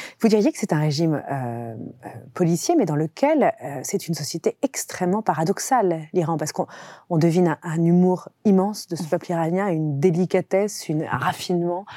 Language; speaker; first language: French; native; French